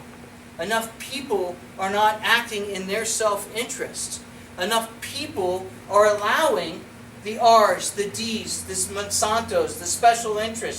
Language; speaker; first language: English; native; English